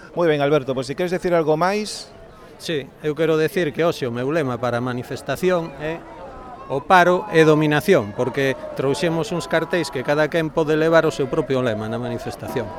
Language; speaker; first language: Galician; non-native, local second language; Spanish